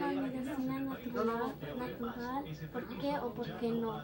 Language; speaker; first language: Spanish; early bilingual, heritage; Spanish